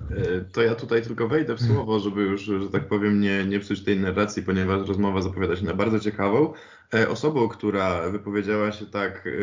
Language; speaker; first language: Polish; native; Polish